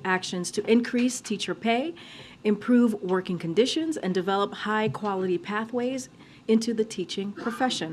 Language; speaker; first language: English; native; English